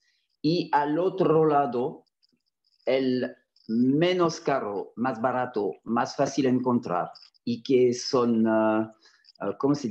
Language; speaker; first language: Spanish; non-native, fluent; French